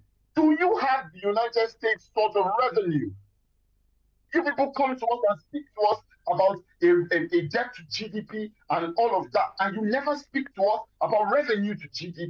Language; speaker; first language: English; non-native, local second language; Yoruba